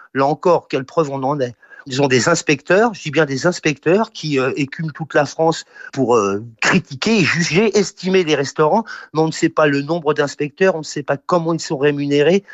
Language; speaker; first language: French; native; French